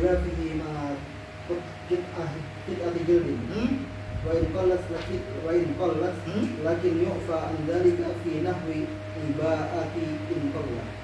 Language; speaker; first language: Arabic; non-native, learner; Indonesian